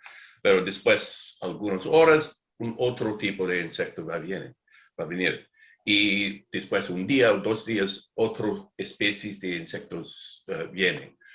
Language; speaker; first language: Spanish; non-native, learner; English